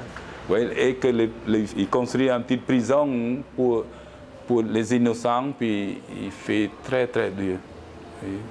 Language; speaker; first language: French; non-native, learner; Khmer